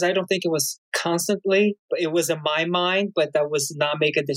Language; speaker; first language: English; non-native, fluent; Portuguese